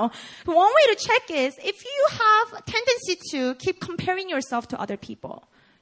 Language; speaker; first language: English; non-native, fluent; Korean